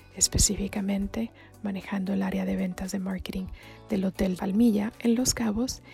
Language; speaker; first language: Spanish; native; Spanish